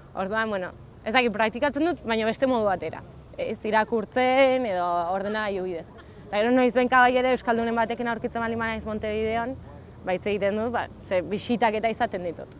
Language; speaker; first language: Basque; native; Basque